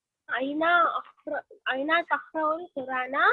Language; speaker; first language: Arabic; non-native, learner; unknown